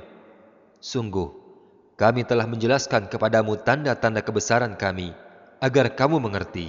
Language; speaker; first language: Indonesian; native; Indonesian